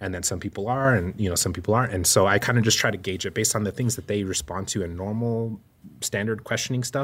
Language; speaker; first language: English; native; English